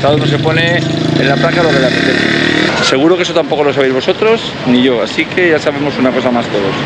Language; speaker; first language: Spanish; native; Spanish